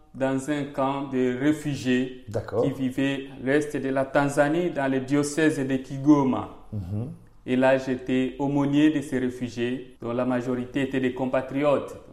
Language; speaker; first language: French; non-native, local second language; Swahili